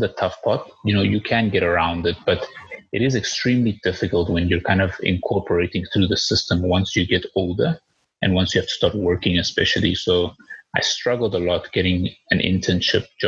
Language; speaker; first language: English; early bilingual, other home language; Spanish